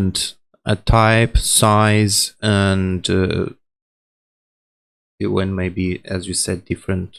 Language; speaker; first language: English; non-native, learner; Persian